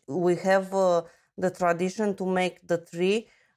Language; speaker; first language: English; non-native, fluent; Romanian